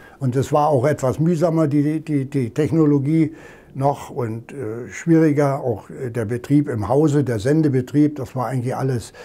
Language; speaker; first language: German; native; German